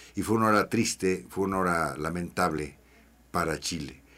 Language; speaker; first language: Spanish; native; Spanish